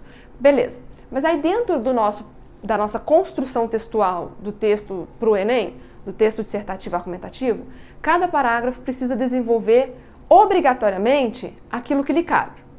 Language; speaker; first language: Portuguese; native; Portuguese